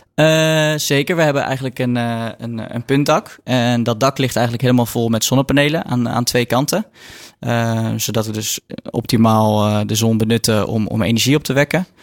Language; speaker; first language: Dutch; native; Dutch